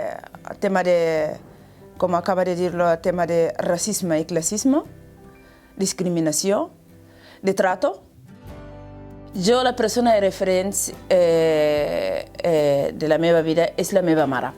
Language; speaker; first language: Catalan; non-native, fluent; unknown